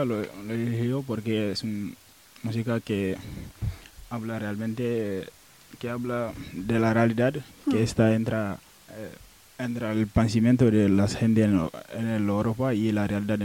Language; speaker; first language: Spanish; non-native, learner; Wolof